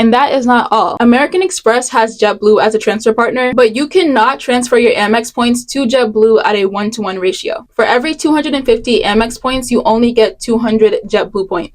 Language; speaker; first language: English; native; English